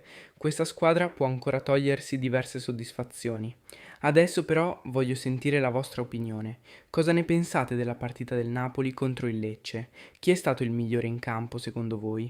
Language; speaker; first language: Italian; native; Italian